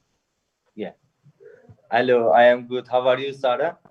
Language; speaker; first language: English; non-native, learner; Turkish